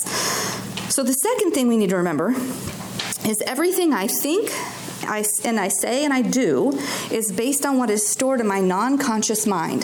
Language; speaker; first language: English; native; English